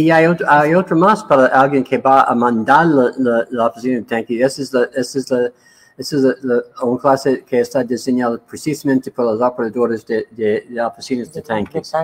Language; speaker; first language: Spanish; non-native, learner; English